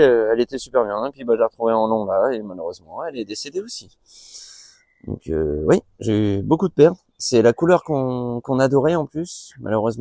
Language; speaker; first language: French; native; French